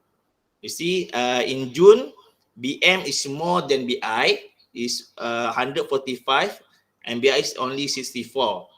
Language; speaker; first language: English; non-native, local second language; Malay